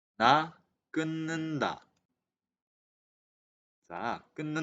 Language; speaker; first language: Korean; non-native, fluent; Mongolian